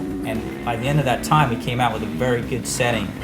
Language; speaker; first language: English; native; English